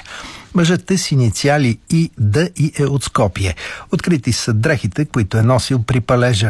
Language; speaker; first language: Bulgarian; native; Bulgarian